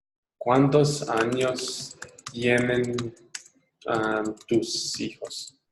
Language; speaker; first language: Spanish; non-native, learner; English